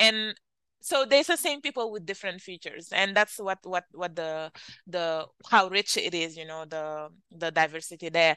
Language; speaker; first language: English; non-native, fluent; Wolof